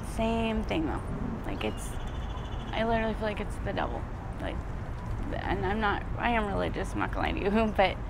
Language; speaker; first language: English; native; English